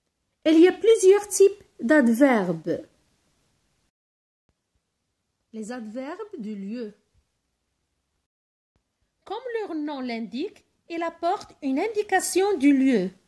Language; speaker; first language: French; non-native, local second language; Arabic